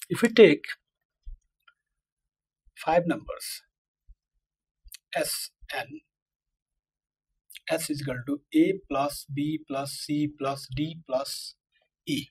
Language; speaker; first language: English; non-native, local second language; Nepali